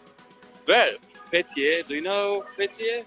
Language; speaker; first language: English; non-native, learner; Turkish